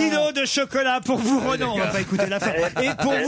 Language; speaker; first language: French; native; French